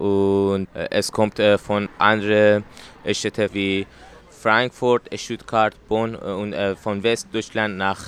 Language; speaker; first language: German; non-native, learner; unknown